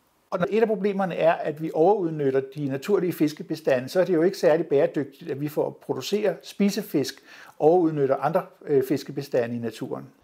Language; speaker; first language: Danish; native; Danish